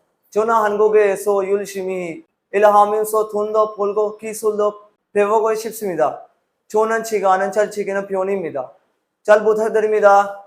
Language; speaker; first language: Korean; non-native, learner; Urdu